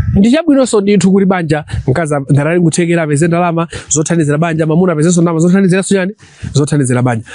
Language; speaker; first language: Nyanja; non-native, local second language; Tumbuka